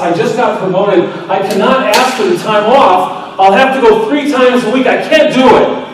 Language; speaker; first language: English; native; English